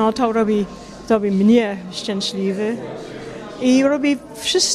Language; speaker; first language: Polish; non-native, learner; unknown